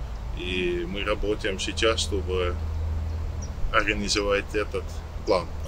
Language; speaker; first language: Russian; non-native, learner; Dutch